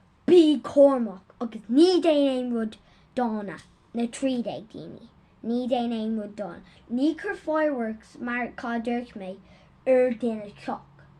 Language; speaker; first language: Irish; non-native, local second language; English